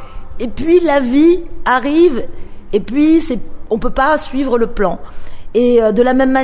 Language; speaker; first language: French; native; French